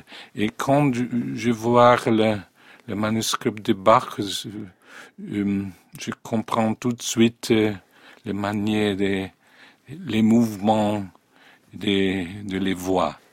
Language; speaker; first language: French; non-native, fluent; Hungarian